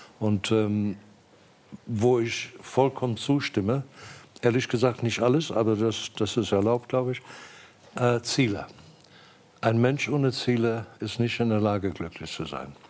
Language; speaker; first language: German; non-native, fluent; English